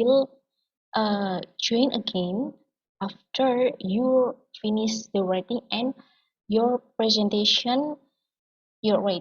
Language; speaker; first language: English; non-native, learner; Indonesian